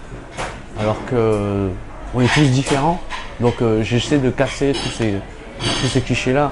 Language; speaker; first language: French; early bilingual, other home language; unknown